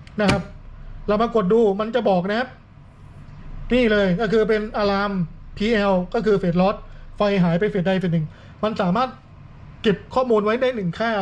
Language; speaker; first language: Thai; native; Thai